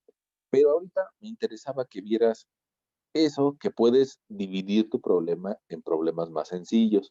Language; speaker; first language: Spanish; native; Spanish